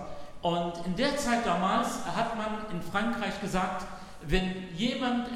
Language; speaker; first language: German; non-native, fluent; Arabic